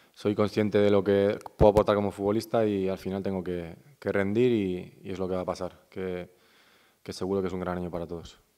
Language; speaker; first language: Spanish; native; Spanish